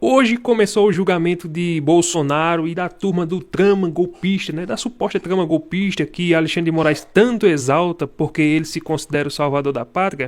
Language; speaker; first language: Portuguese; native; Portuguese